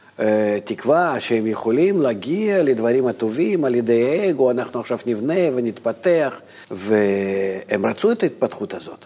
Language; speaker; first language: Hebrew; non-native, fluent; Russian